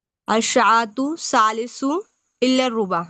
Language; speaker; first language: Arabic; non-native, learner; Urdu